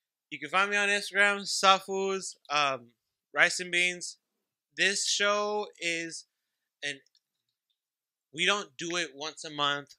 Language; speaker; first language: English; early bilingual, other home language; Spanish